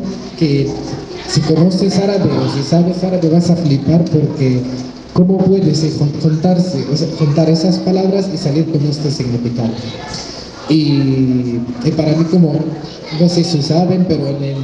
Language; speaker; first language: Spanish; non-native, fluent; Arabic